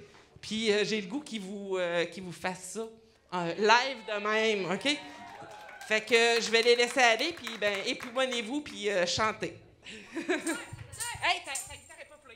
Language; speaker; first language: French; native; French